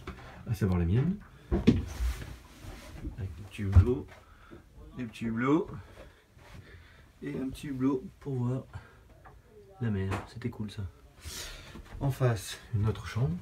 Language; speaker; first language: French; native; French